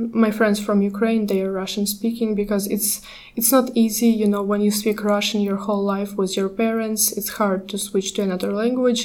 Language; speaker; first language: English; non-native, fluent; Ukrainian